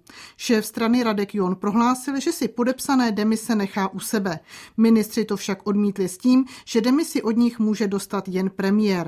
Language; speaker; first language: Czech; native; Czech